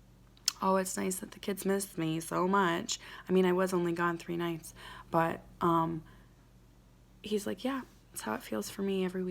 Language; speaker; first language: English; native; English